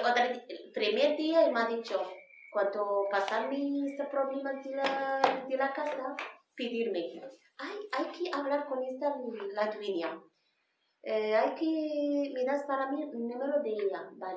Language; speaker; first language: Spanish; non-native, learner; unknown